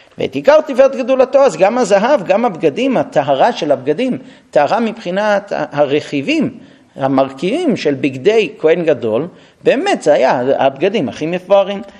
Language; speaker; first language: Hebrew; non-native, fluent; English